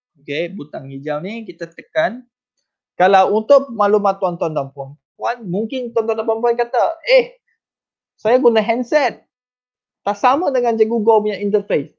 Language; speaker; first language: Malay; non-native, local second language; Chinese